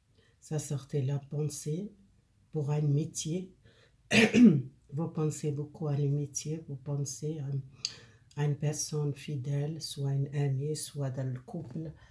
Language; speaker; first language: French; non-native, fluent; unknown